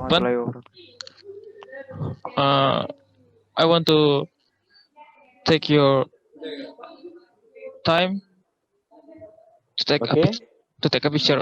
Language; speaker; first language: English; non-native, learner; Indonesian